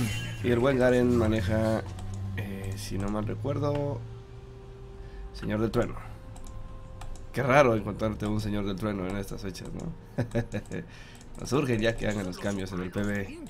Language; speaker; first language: Spanish; native; Spanish